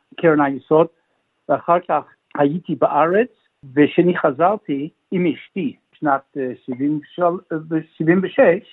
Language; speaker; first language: Hebrew; non-native, fluent; English